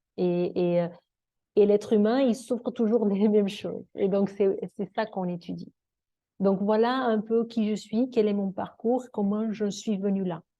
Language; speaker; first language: French; non-native, fluent; Portuguese